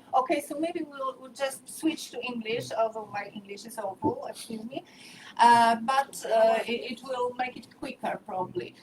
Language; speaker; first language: English; non-native, fluent; Polish